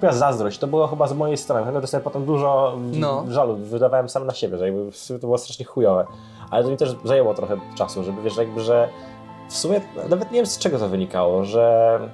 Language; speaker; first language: Polish; native; Polish